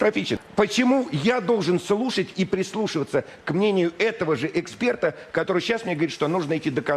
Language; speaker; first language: Russian; native; Russian